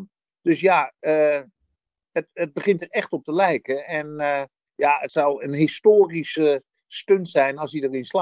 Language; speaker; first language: Dutch; native; Dutch